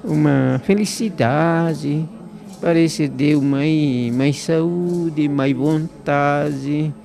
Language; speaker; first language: Portuguese; non-native, local second language; Guarani